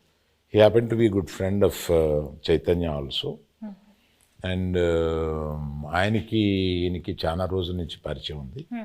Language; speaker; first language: Telugu; native; Telugu